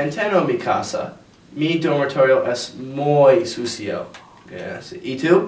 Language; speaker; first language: Spanish; non-native, learner; English